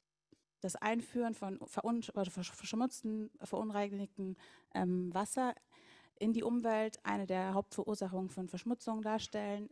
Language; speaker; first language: German; native; German